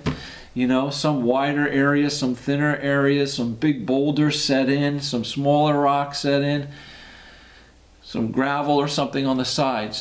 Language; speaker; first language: English; native; English